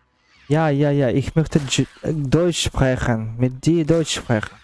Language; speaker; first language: German; non-native, learner; Russian